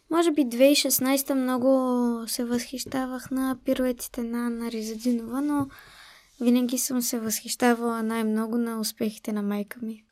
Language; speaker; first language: Bulgarian; early bilingual, heritage; Bulgarian